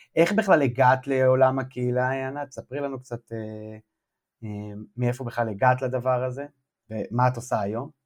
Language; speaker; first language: Hebrew; native; Hebrew